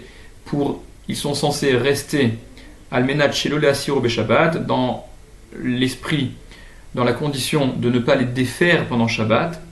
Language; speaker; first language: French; native; French